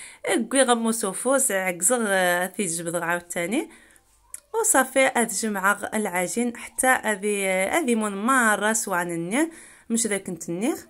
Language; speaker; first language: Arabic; non-native, local second language; Riffian